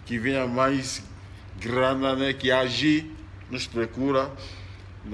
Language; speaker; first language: Portuguese; non-native, fluent; Yoruba